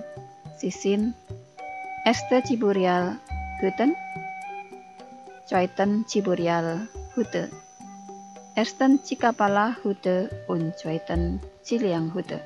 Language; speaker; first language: German; non-native, fluent; Indonesian